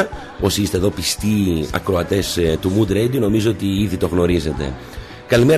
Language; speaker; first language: Greek; native; Greek